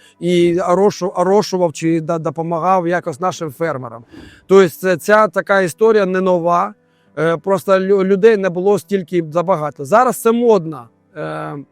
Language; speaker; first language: Ukrainian; non-native, local second language; Russian